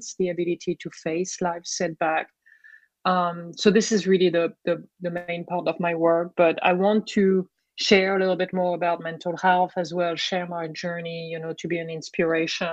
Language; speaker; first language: English; non-native, fluent; French